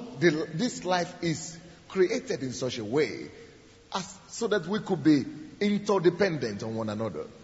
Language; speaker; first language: English; non-native, local second language; Yoruba